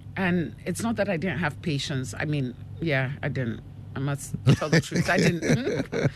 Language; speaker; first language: English; non-native, local second language; Akan